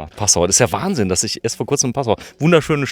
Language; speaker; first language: German; native; German